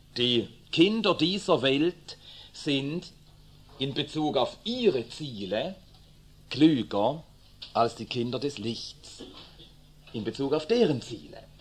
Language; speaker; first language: German; early bilingual, other home language; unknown